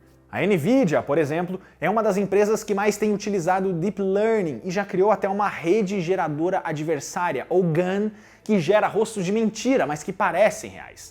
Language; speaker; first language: Portuguese; native; Portuguese